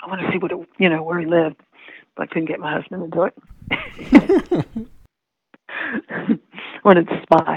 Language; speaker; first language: English; native; English